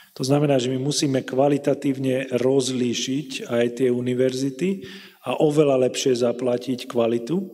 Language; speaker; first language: Slovak; non-native, local second language; Hungarian